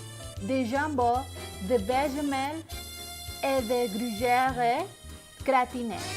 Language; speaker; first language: French; non-native, learner; Spanish